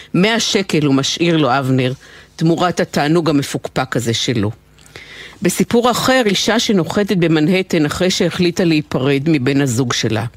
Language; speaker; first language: Hebrew; native; Hebrew